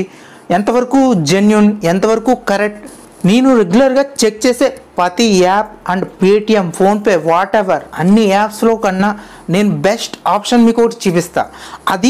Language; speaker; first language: Telugu; native; Telugu